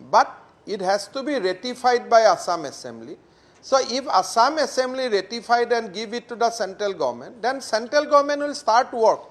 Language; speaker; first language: English; non-native, local second language; Assamese